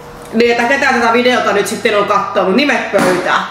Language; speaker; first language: Finnish; native; Finnish